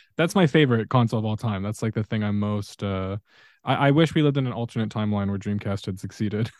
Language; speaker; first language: English; native; English